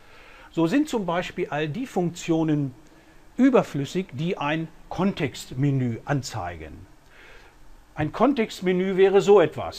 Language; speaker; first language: German; native; German